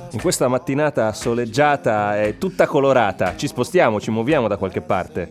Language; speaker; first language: Italian; native; Italian